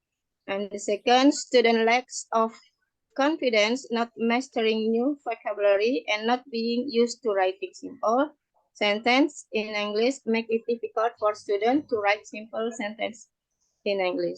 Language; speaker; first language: English; non-native, learner; Indonesian